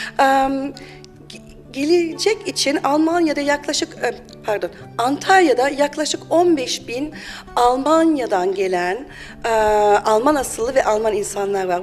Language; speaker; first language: Turkish; early bilingual, heritage; German